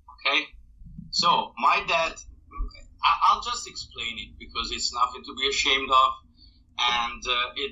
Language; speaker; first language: English; non-native, fluent; Italian